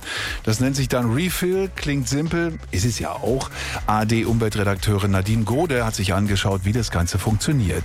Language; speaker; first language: German; native; German